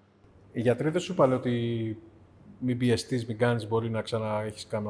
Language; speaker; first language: Greek; native; Greek